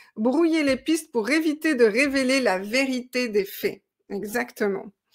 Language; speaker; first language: French; native; French